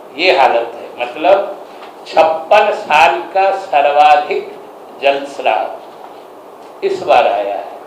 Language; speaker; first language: Hindi; native; Hindi